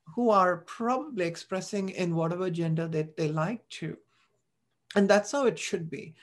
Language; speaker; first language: English; non-native, local second language; Tamil